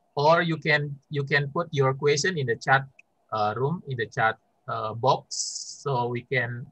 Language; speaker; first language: English; non-native, fluent; Indonesian